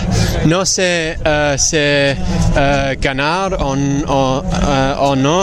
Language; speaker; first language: Spanish; non-native, learner; English